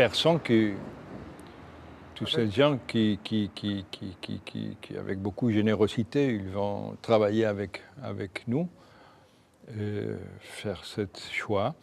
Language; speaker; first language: French; non-native, fluent; Spanish